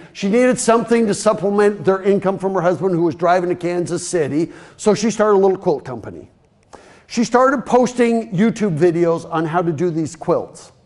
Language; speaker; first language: English; native; English